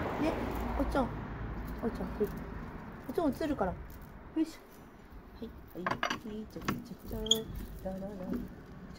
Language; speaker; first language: Japanese; native; Japanese